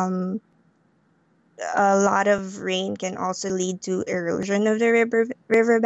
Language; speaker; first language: English; non-native, local second language; Filipino